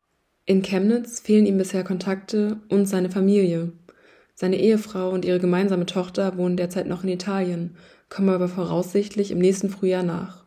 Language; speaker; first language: German; native; German